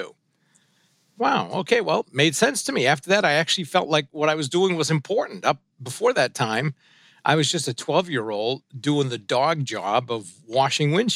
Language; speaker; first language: English; early bilingual, other home language; French